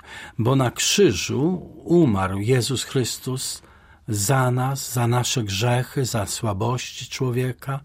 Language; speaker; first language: Polish; native; Polish